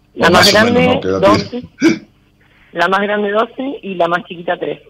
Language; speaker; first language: Spanish; native; Spanish